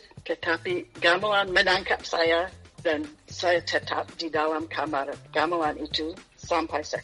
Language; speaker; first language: Indonesian; non-native, fluent; English